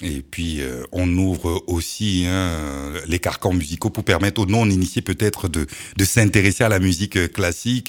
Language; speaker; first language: French; native; French